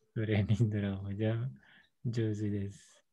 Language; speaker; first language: Japanese; non-native, learner; Indonesian